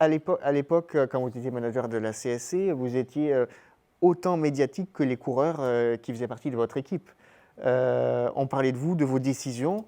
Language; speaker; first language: French; native; French